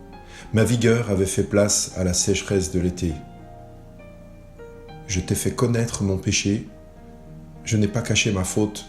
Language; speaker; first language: French; native; French